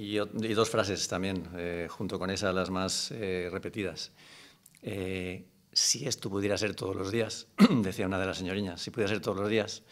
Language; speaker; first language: Spanish; native; Spanish